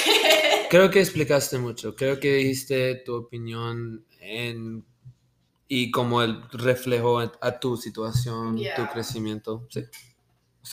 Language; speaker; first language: Spanish; early bilingual, heritage; Spanish